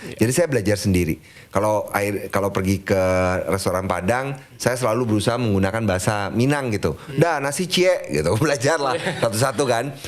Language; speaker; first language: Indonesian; native; Indonesian